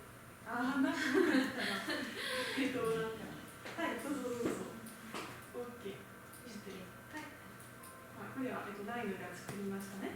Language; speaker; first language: Japanese; non-native, learner; French